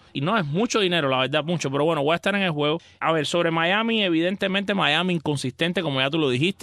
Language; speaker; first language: Spanish; native; Spanish